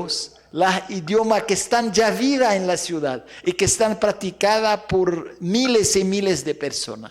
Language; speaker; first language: Spanish; non-native, fluent; Arabic